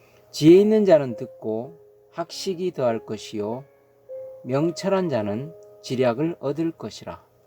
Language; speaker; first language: Korean; native; Korean